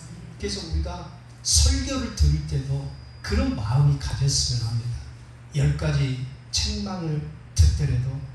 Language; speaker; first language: Korean; native; Korean